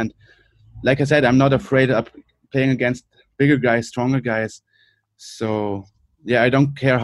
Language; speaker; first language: English; non-native, fluent; German